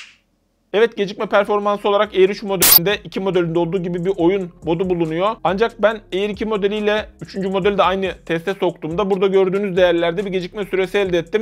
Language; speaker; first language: Turkish; native; Turkish